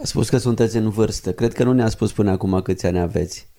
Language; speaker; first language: Romanian; native; Romanian